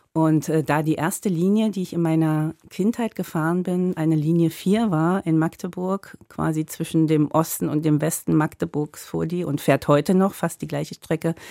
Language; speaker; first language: German; native; German